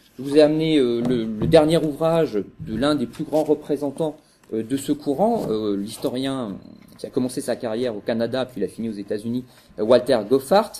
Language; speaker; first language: French; native; French